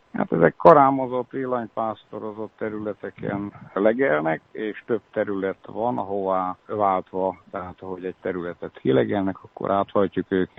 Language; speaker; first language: Hungarian; native; Hungarian